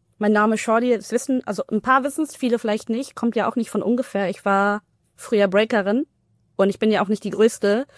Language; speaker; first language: German; early bilingual, other home language; Tamil